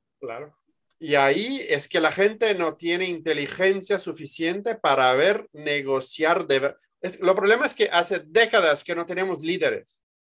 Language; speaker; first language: Spanish; non-native, fluent; Portuguese